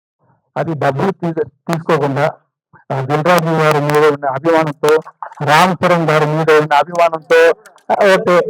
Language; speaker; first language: Telugu; non-native, fluent; Tamil